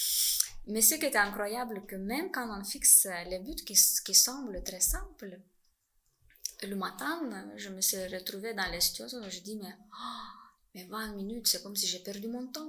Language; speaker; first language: French; non-native, fluent; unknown